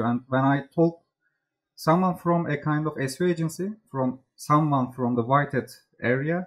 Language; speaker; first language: English; non-native, fluent; Turkish